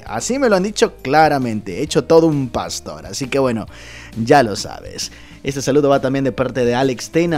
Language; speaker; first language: Spanish; native; Spanish